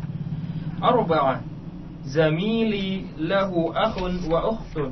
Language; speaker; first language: Arabic; non-native, learner; Indonesian